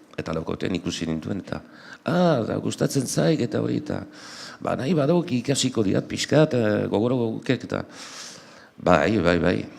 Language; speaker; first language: Basque; native; Basque